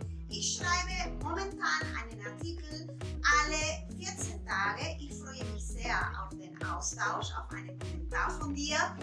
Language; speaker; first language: German; non-native, fluent; Spanish